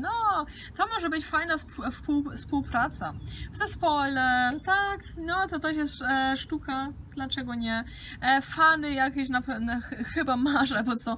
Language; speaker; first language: Polish; early bilingual, heritage; Polish